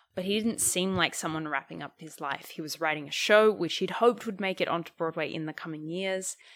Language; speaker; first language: English; native; English